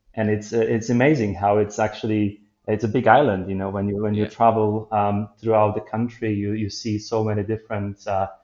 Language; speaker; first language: English; non-native, fluent; Polish